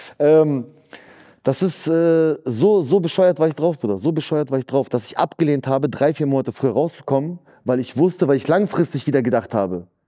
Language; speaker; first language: German; early bilingual, other home language; Russian